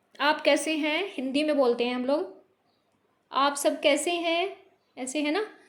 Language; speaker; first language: Hindi; native; Hindi